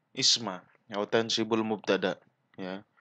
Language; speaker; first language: Arabic; non-native, fluent; Malay